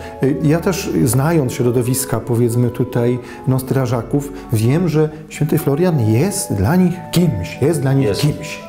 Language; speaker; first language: Polish; native; Polish